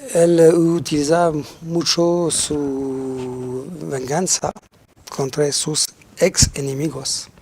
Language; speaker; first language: Spanish; non-native, fluent; French